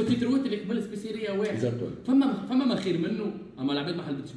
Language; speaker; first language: Arabic; native; Arabic